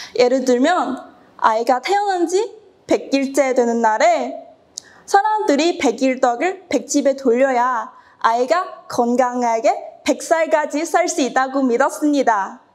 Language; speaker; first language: Korean; non-native, fluent; Cantonese